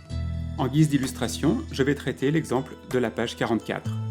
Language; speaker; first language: French; native; French